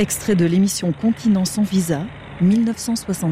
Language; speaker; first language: French; native; French